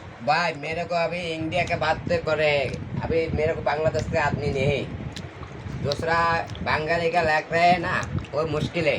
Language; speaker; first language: Hindi; non-native, learner; Bangla